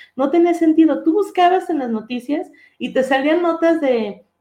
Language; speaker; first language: Spanish; native; Spanish